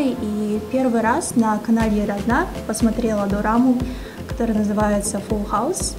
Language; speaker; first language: Russian; non-native, local second language; Kazakh